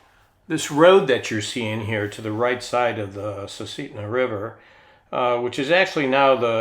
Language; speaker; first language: English; native; English